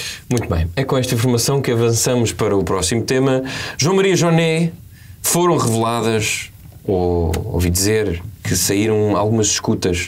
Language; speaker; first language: Portuguese; native; Portuguese